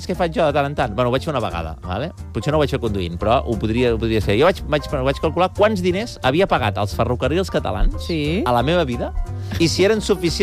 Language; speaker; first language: Catalan; native; Catalan